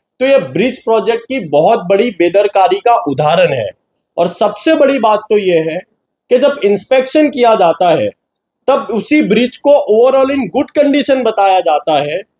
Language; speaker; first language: Hindi; non-native, local second language; Gujarati